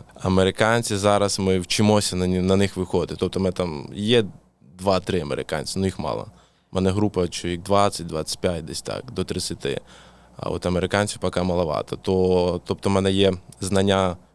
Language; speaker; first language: Ukrainian; non-native, local second language; Russian